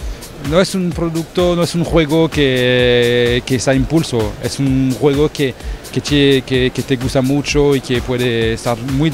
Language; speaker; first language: Spanish; non-native, fluent; French